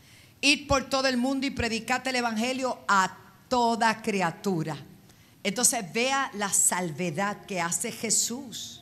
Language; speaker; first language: Spanish; native; Spanish